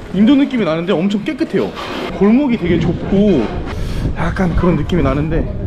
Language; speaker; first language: Korean; native; Korean